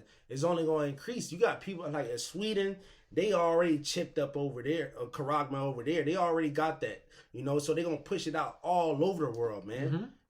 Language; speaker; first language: English; native; English